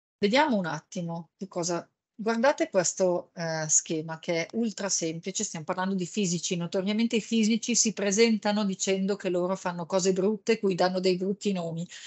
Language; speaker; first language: Italian; native; Italian